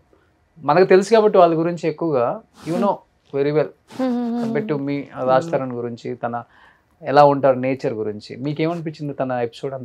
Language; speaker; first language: Telugu; native; Telugu